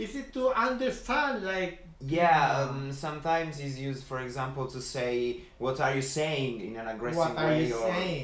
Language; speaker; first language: English; non-native, fluent; Italian